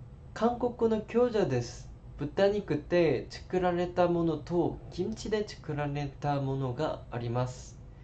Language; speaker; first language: Japanese; non-native, learner; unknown